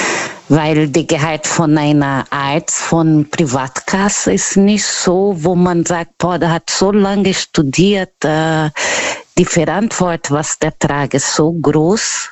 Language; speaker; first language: German; non-native, learner; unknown